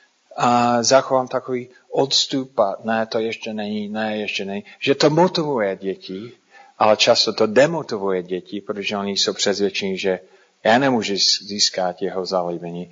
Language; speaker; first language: Czech; non-native, fluent; English